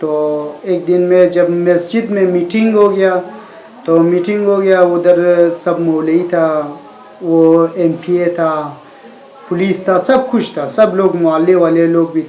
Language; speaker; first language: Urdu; non-native, learner; Persian